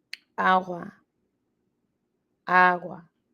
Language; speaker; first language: Spanish; non-native, learner; English